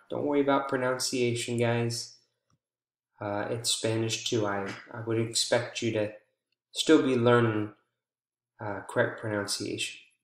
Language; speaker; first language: English; native; English